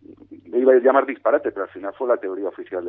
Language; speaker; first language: Spanish; native; Spanish